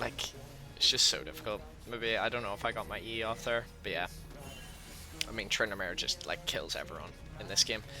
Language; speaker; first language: English; native; English